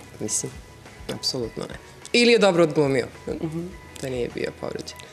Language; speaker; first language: Serbian; early bilingual, heritage; English